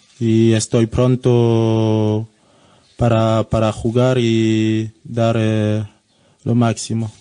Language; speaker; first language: Spanish; non-native, learner; French